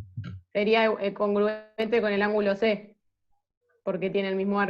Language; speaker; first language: Spanish; native; Spanish